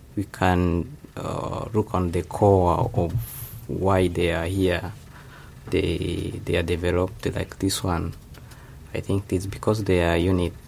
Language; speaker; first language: English; non-native, local second language; Kinyarwanda